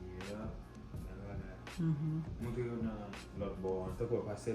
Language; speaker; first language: Haitian Creole; early bilingual, heritage; Haitian Creole